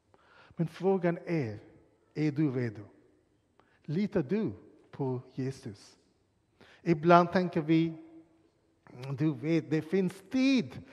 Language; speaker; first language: Swedish; non-native, fluent; English